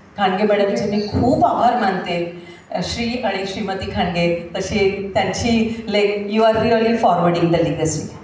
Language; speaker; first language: Marathi; non-native, local second language; Gujarati